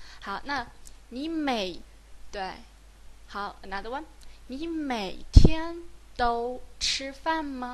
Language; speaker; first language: Chinese; native; Chinese